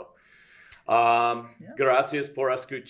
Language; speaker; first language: Spanish; non-native, fluent; English